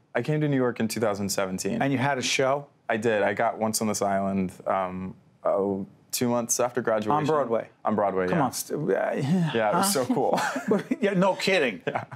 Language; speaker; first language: English; native; English